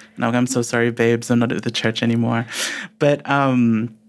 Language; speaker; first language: English; early bilingual, other home language; Filipino